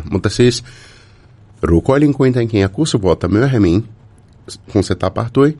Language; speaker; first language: Finnish; non-native, fluent; Portuguese